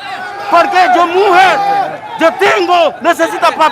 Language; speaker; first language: Spanish; non-native, learner; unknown